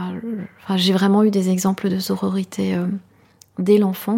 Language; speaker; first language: French; non-native, local second language; Kinyarwanda